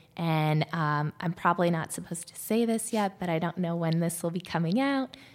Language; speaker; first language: English; native; English